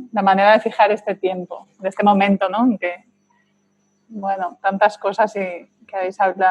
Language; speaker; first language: Spanish; native; Spanish